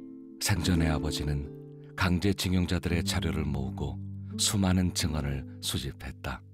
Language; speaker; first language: Korean; native; Korean